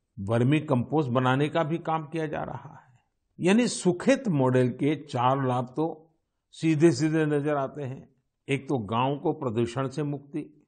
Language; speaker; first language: Hindi; non-native, local second language; Gujarati